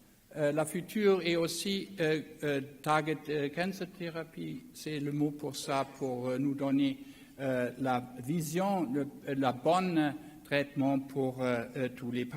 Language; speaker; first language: French; non-native, learner; German